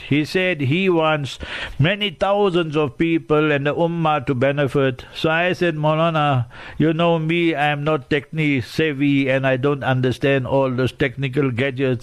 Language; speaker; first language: English; native; English